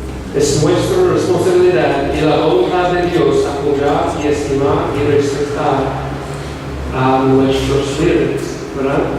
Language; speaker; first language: Spanish; non-native, fluent; English